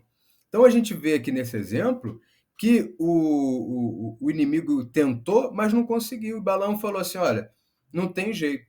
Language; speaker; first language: Portuguese; native; Portuguese